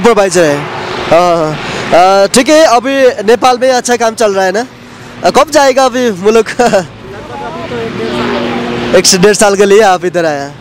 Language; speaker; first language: Hindi; non-native, local second language; Nepali